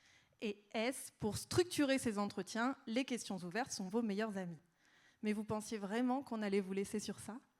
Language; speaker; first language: French; native; French